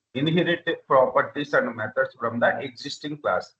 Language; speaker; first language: English; non-native, local second language; Telugu